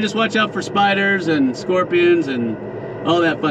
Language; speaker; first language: English; native; English